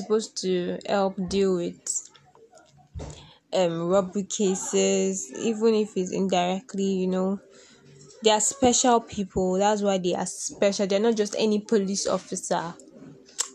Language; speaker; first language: English; non-native, local second language; Yoruba